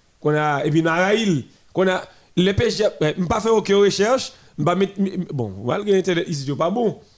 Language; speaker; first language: French; non-native, local second language; Haitian Creole